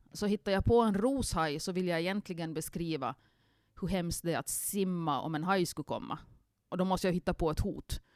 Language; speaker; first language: Swedish; native; Swedish